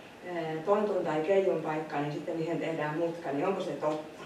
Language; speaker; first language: Finnish; native; Finnish